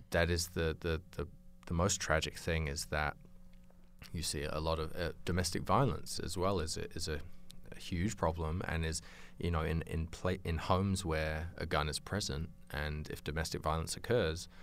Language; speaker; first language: English; native; English